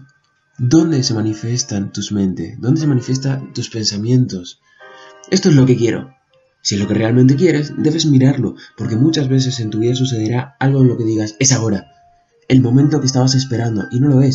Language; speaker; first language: Spanish; native; Spanish